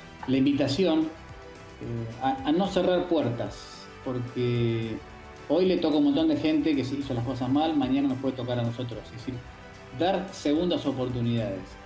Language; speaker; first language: Spanish; native; Spanish